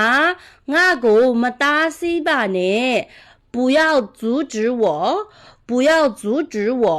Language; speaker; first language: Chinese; non-native, fluent; Burmese